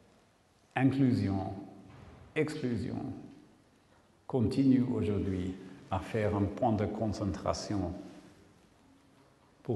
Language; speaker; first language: French; non-native, learner; English